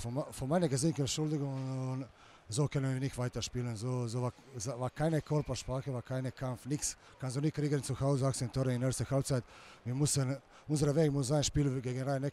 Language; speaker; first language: German; non-native, learner; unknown